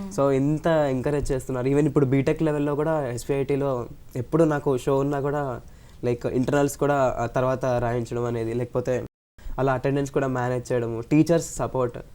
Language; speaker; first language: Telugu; non-native, local second language; Kannada